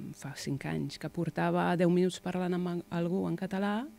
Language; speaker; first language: Catalan; non-native, fluent; Hungarian